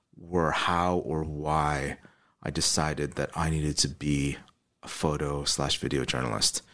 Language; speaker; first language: English; native; English